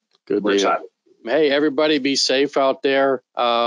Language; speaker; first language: English; native; English